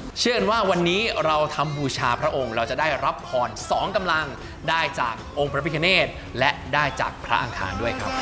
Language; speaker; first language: Thai; native; Thai